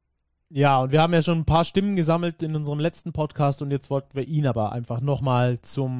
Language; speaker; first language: German; native; German